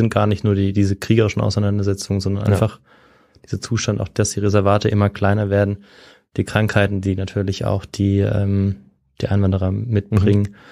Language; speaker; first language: German; native; German